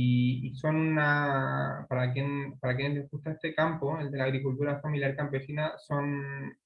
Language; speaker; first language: Spanish; native; Spanish